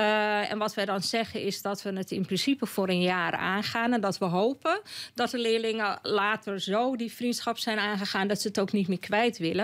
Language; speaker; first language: Dutch; native; Dutch